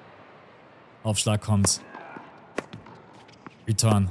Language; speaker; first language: German; native; German